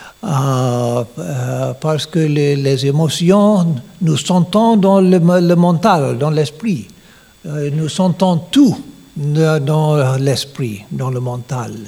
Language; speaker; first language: French; non-native, learner; English